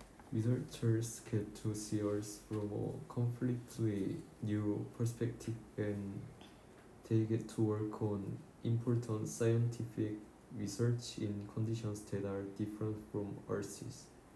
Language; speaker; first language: English; non-native, fluent; Korean